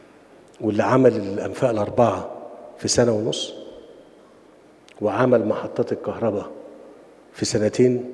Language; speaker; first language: Arabic; native; Arabic